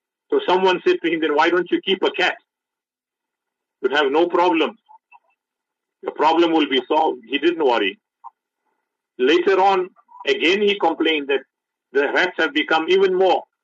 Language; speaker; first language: English; native; English